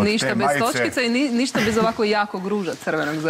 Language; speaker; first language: Croatian; native; Croatian